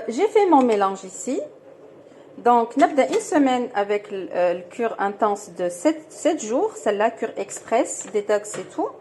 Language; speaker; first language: French; non-native, local second language; Arabic